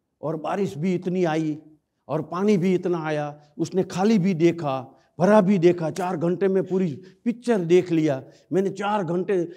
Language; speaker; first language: Hindi; non-native, local second language; Gujarati